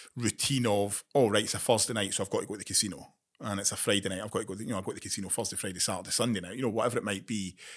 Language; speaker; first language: English; native; English